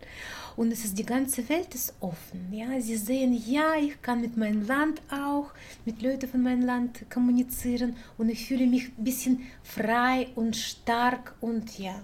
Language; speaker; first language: German; non-native, fluent; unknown